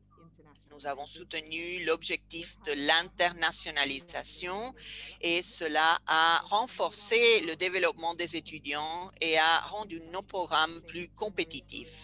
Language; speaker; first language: French; non-native, fluent; Spanish